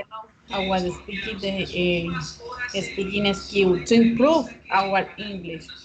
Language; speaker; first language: English; non-native, fluent; Spanish